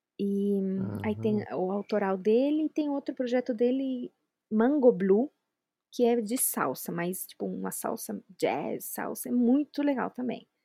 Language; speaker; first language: Portuguese; non-native, fluent; Spanish